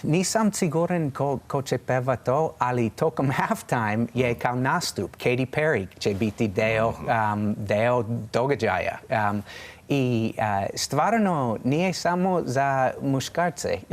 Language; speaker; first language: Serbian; non-native, learner; English